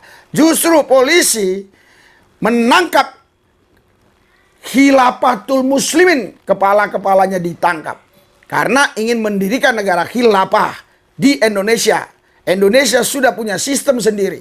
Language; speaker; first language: Indonesian; native; Indonesian